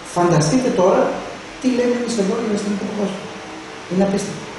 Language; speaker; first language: Greek; early bilingual, other home language; German